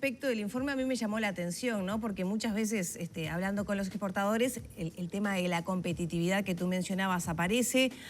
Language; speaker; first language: Spanish; native; Spanish